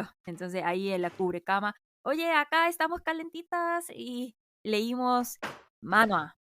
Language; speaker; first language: Spanish; non-native, fluent; Korean